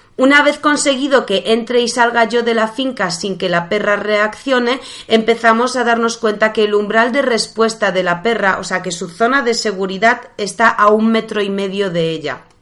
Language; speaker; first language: Spanish; non-native, fluent; Polish